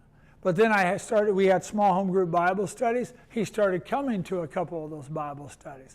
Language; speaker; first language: English; native; English